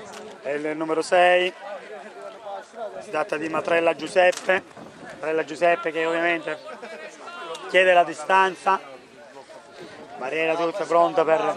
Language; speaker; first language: Italian; native; Italian